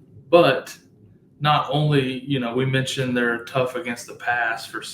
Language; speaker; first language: English; native; English